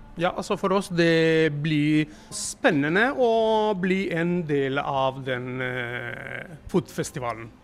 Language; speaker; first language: Norwegian; non-native, learner; Italian